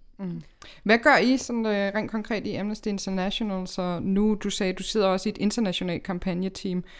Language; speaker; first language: Danish; native; Danish